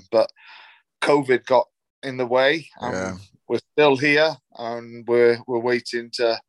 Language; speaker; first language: English; native; English